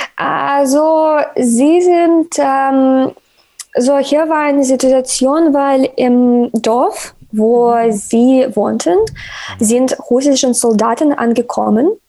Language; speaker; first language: German; non-native, learner; Ukrainian